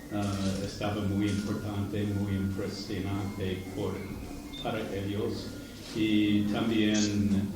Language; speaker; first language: Spanish; non-native, learner; English